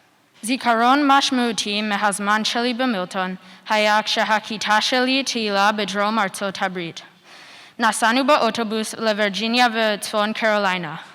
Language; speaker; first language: Hebrew; non-native, fluent; English